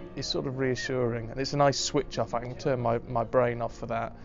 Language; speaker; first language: English; native; English